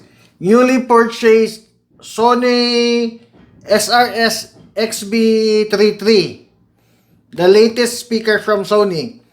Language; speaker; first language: English; non-native, local second language; Filipino